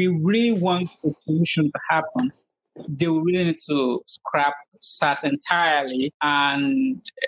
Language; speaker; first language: English; non-native, local second language; Yoruba